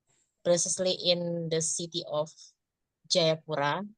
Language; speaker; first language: English; non-native, learner; Indonesian